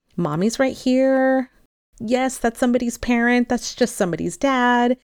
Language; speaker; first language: English; early bilingual, other home language; Spanish